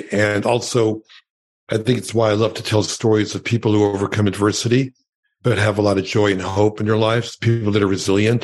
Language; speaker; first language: English; early bilingual, other home language; Yiddish